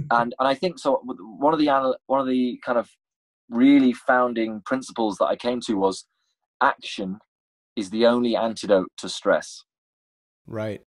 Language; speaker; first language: English; native; English